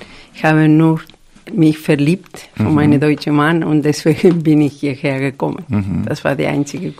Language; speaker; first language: German; non-native, fluent; Spanish